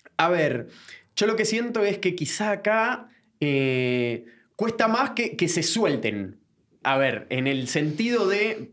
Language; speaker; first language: Spanish; native; Spanish